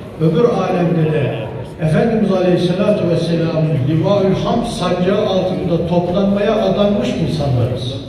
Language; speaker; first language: Turkish; native; Turkish